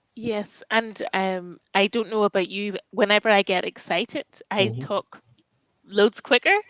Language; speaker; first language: English; native; English